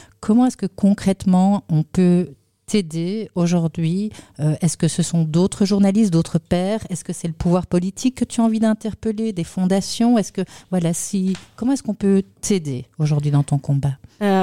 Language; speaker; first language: French; native; French